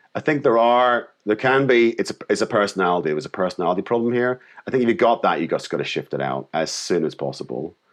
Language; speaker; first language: English; native; English